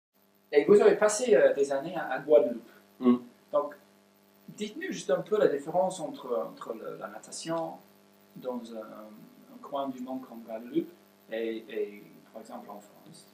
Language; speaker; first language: French; non-native, learner; English